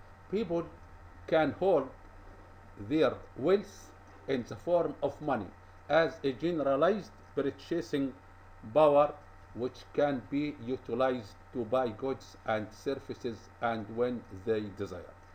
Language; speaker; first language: English; non-native, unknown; Arabic